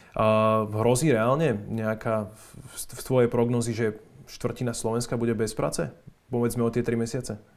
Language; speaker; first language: Slovak; native; Slovak